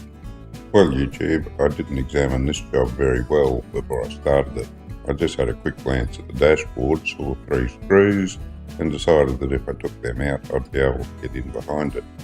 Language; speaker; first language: English; native; English